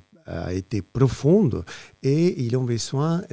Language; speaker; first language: French; non-native, fluent; Spanish